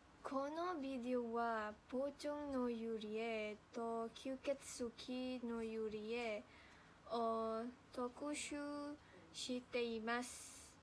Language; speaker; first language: Japanese; non-native, learner; Malay